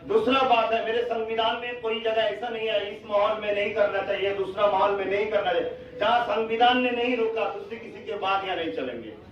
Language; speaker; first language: Hindi; non-native, local second language; Bangla